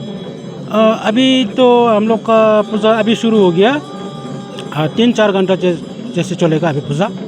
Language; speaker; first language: Hindi; non-native, learner; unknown